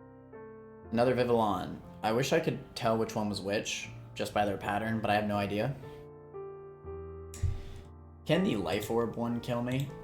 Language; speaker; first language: English; native; English